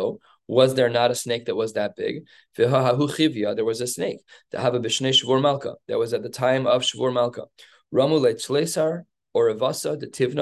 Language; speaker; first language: English; native; English